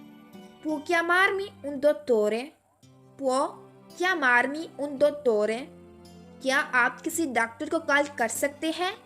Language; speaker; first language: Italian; non-native, fluent; Urdu